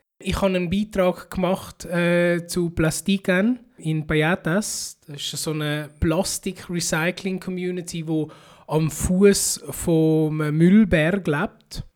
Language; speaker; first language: German; early bilingual, other home language; Filipino